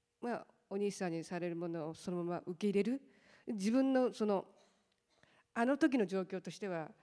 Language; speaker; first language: Japanese; native; Japanese